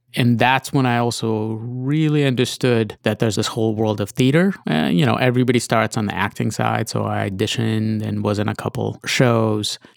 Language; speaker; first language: English; early bilingual, other home language; Russian